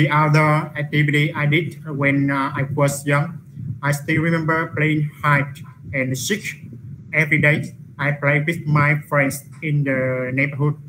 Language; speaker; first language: English; non-native, learner; Vietnamese